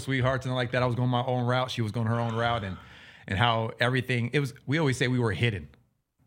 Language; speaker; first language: English; native; English